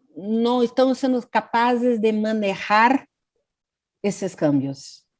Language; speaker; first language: Spanish; non-native, learner; Portuguese